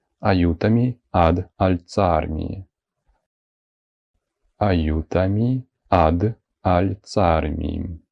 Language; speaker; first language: Italian; non-native, fluent; Ukrainian